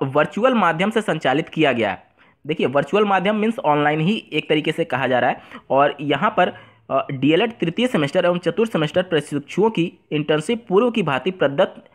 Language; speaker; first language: Hindi; native; Hindi